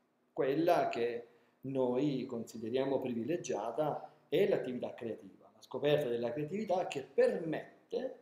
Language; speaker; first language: Italian; native; Italian